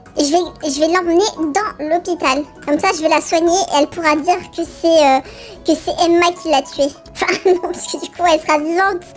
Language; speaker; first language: French; early bilingual, other home language; Polish